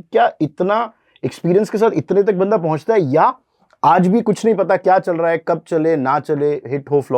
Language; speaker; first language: Hindi; native; Hindi